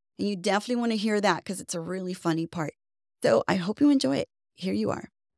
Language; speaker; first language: English; early bilingual, other home language; Spanish